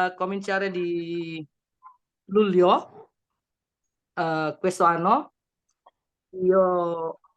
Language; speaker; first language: Italian; non-native, learner; Indonesian